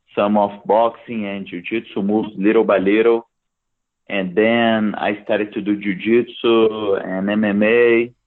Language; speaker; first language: English; non-native, fluent; Portuguese